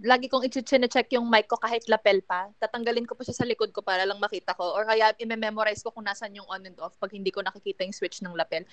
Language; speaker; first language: Filipino; early bilingual, heritage; Filipino